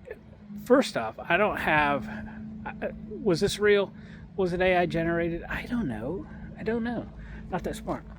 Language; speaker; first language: English; native; English